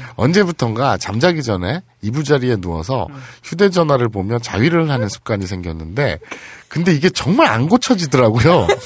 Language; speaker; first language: Korean; native; Korean